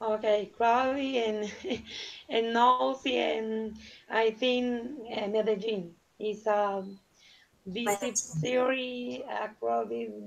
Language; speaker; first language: English; non-native, learner; Spanish